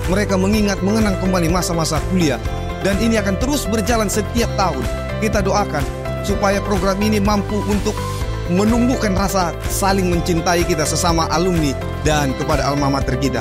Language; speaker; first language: Indonesian; native; Indonesian